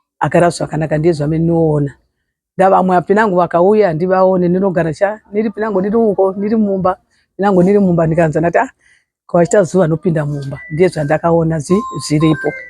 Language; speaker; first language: Shona; non-native, local second language; Nyanja